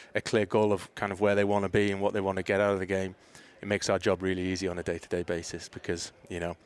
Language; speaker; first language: English; native; English